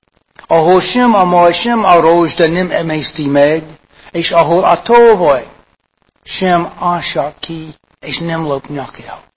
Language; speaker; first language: Hungarian; non-native, fluent; English